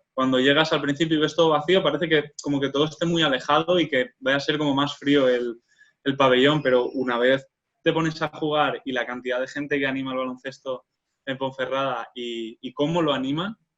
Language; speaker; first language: Spanish; non-native, local second language; Catalan